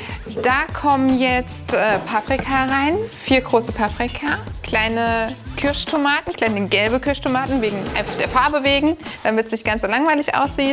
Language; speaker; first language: German; native; German